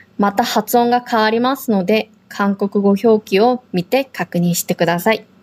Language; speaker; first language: Japanese; non-native, fluent; Korean